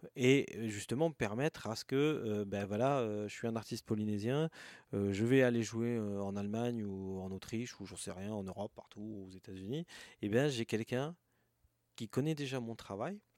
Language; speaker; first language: French; native; French